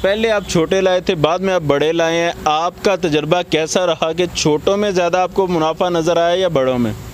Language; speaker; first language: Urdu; non-native, local second language; Punjabi